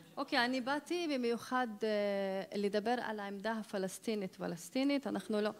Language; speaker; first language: Hebrew; non-native, local second language; Arabic